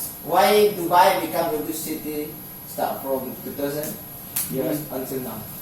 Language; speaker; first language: English; non-native, learner; Indonesian